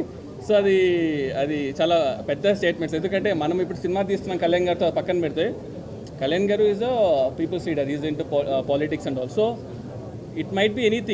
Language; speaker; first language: Telugu; native; Telugu